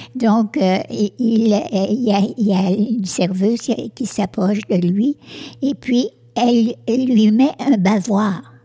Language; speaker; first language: French; native; French